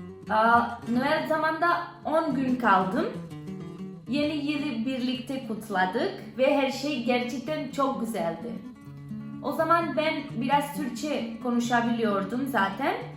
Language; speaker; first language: Turkish; non-native, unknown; Catalan